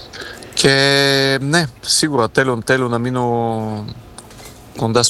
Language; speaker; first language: Greek; non-native, fluent; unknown